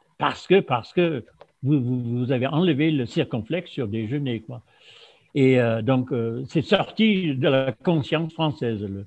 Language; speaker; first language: French; non-native, fluent; German